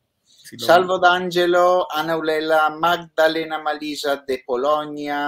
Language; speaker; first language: Spanish; non-native, fluent; Italian